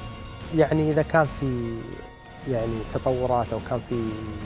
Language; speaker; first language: Arabic; native; Arabic